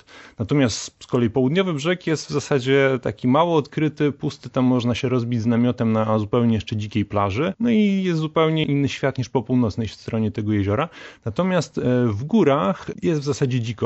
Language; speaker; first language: Polish; native; Polish